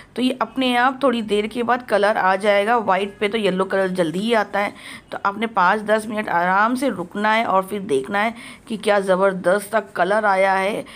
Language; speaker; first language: Hindi; native; Hindi